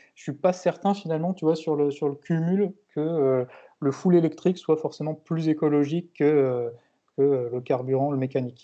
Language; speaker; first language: French; native; French